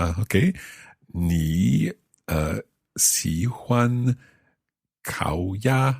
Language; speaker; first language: Chinese; non-native, learner; English